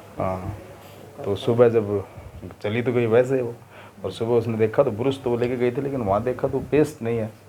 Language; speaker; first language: Hindi; native; Hindi